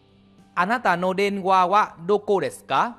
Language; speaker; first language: Japanese; non-native, fluent; Vietnamese